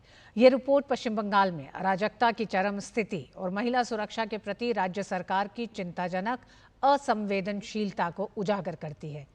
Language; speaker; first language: Hindi; native; Hindi